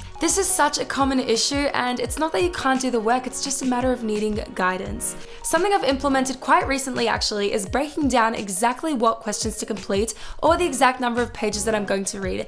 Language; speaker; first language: English; native; English